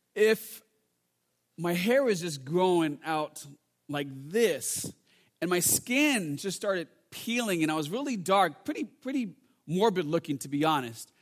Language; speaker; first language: English; native; English